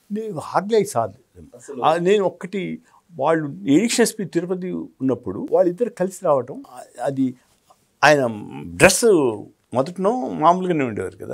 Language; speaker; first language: Telugu; native; Telugu